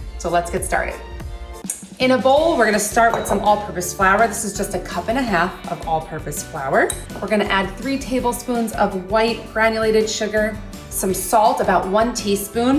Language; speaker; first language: English; native; English